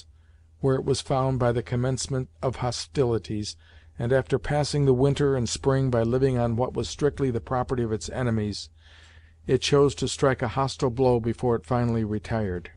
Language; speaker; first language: English; native; English